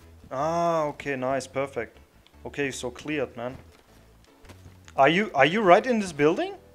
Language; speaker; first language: English; non-native, learner; German